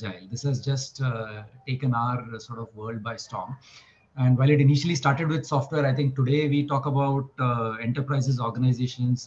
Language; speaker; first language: English; non-native, local second language; Marathi